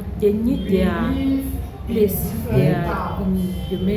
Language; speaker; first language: English; non-native, learner; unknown